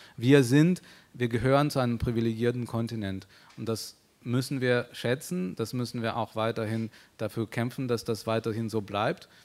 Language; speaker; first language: German; early bilingual, other home language; Russian